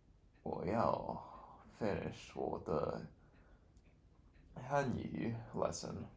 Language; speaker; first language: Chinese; non-native, learner; English